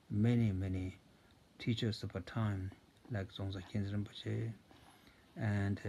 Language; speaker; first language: English; non-native, fluent; Tibetan